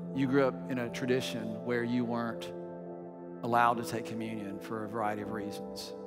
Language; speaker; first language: English; native; English